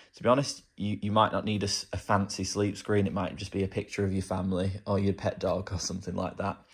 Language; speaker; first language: English; native; English